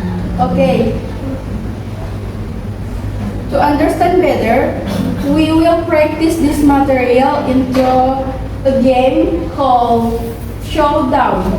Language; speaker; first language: English; non-native, learner; Indonesian